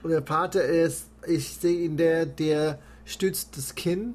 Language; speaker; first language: German; non-native, fluent; English